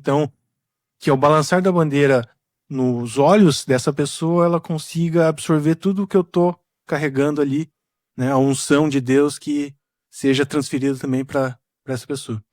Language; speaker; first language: Portuguese; native; Portuguese